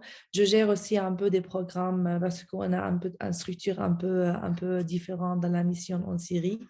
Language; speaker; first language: French; non-native, fluent; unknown